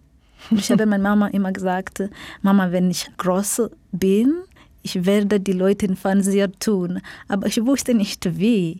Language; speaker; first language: German; non-native, fluent; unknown